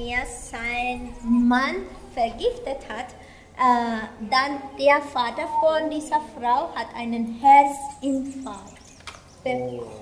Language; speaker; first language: German; non-native, fluent; Spanish